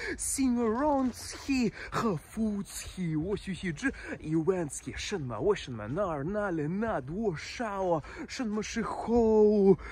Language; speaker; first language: Chinese; non-native, learner; Russian